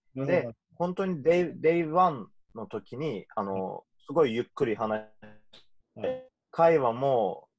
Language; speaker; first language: Japanese; non-native, fluent; Turkish